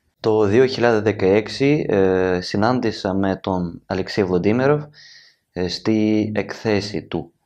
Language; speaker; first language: Greek; non-native, learner; Ukrainian